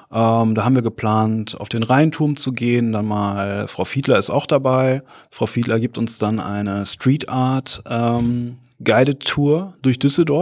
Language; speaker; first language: German; native; German